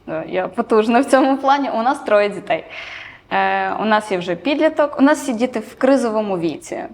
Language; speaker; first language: Ukrainian; non-native, local second language; Romanian